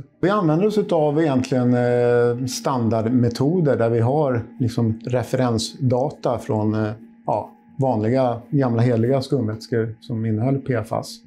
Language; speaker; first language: Swedish; native; Swedish